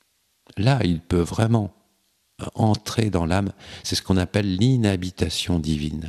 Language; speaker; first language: French; native; French